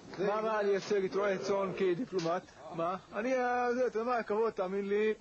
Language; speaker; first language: Hebrew; non-native, local second language; Arabic